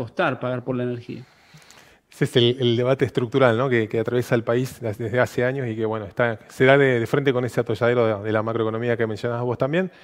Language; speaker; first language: Spanish; native; Spanish